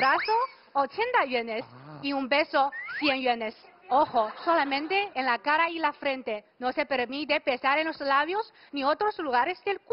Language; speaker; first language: Spanish; non-native, fluent; Chinese